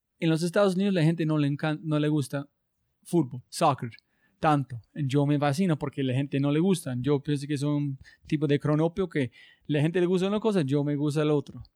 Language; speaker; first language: Spanish; non-native, learner; English